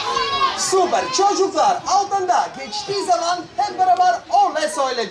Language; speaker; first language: Turkish; non-native, learner; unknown